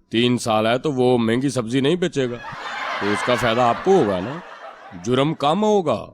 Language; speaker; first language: Urdu; non-native, local second language; Punjabi